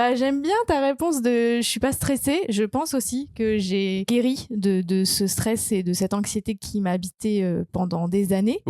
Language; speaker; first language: French; native; French